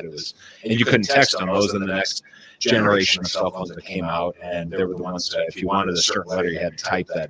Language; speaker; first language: English; native; English